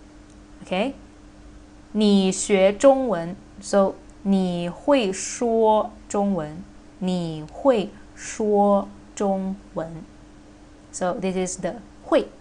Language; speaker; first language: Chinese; non-native, fluent; Thai